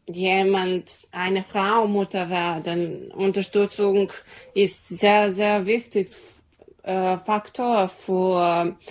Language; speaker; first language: German; non-native, learner; Serbian